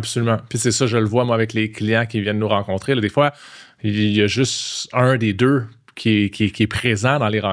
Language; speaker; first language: French; native; French